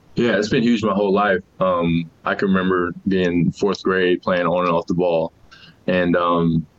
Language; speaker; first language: English; native; English